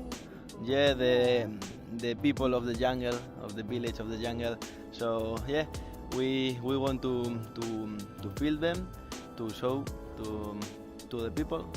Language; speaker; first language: English; non-native, fluent; Spanish